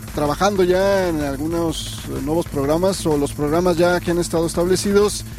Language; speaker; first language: Spanish; native; Spanish